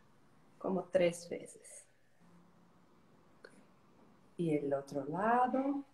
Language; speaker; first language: Spanish; non-native, learner; Portuguese